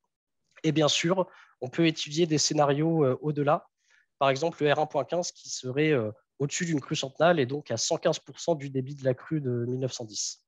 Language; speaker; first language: French; native; French